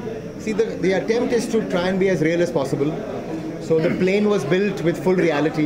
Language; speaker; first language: English; non-native, local second language; Hindi